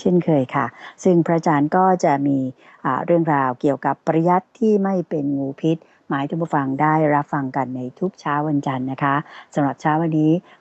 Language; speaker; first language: Thai; native; Thai